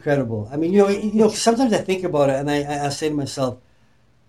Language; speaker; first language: English; native; English